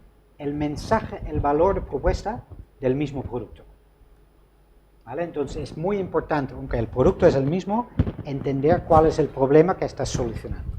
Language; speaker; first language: Spanish; non-native, fluent; Dutch